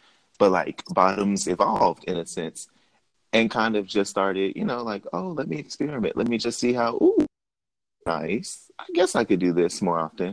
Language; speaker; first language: English; native; English